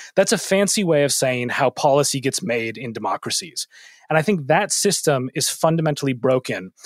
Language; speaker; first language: English; native; English